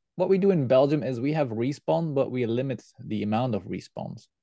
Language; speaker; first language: English; non-native, fluent; Dutch